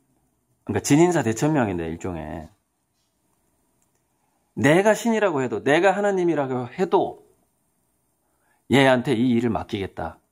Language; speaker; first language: Korean; native; Korean